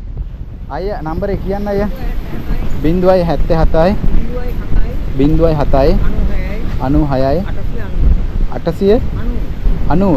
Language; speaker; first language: Sinhala; non-native, local second language; Tamil